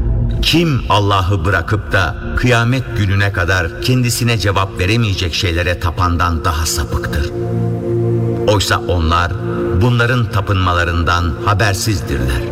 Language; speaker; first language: Turkish; native; Turkish